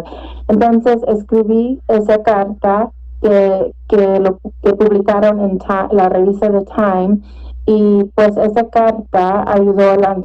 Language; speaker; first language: Spanish; early bilingual, heritage; Spanish